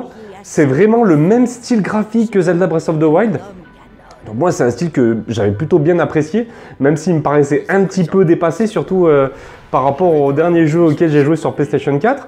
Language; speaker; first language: French; native; French